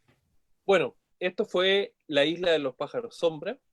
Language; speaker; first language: Spanish; native; Spanish